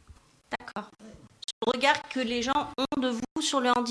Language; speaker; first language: French; native; French